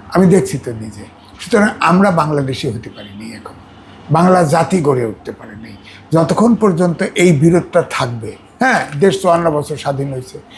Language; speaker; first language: Bangla; native; Bangla